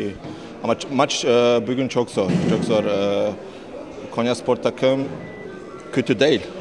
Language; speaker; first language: Turkish; non-native, learner; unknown